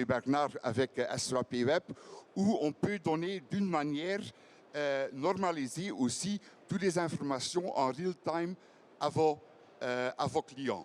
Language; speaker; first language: French; non-native, fluent; Dutch